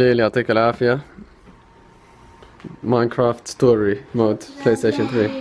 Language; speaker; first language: Arabic; native; Arabic